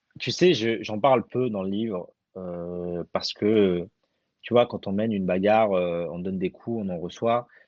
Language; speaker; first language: French; early bilingual, other home language; Arabic